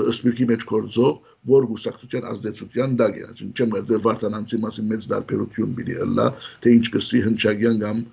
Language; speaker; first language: Armenian; early bilingual, heritage; Armenian